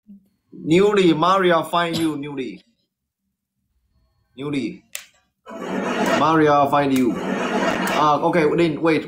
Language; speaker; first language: English; non-native, learner; Chinese